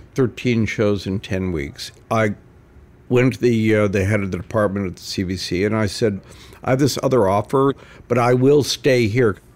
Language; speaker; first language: English; native; English